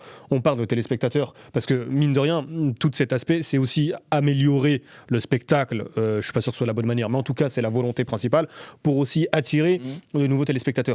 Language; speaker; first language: French; native; French